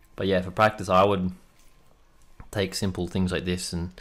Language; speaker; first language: English; native; English